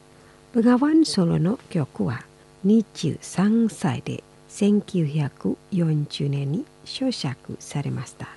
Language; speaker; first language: Japanese; non-native, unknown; Indonesian